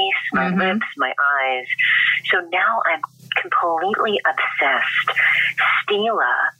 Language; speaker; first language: English; native; English